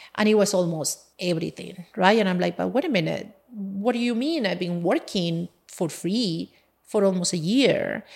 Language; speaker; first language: English; non-native, fluent; Spanish